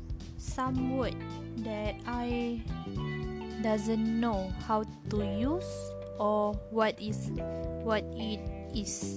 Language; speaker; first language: English; non-native, learner; Malay